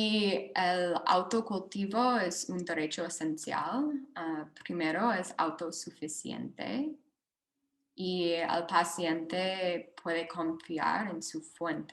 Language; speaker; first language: Spanish; non-native, fluent; English